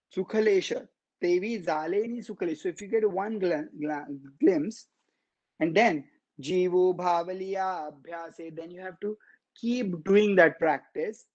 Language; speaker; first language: English; non-native, local second language; Marathi